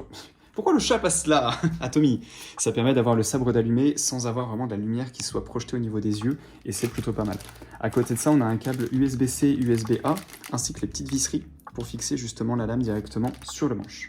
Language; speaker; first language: French; native; French